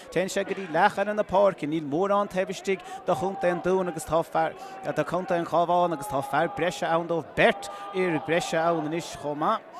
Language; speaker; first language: Irish; native; Irish